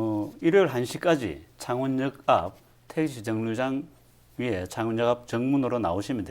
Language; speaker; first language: Korean; native; Korean